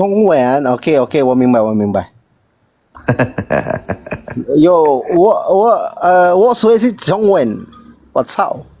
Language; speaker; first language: Chinese; non-native, learner; Indonesian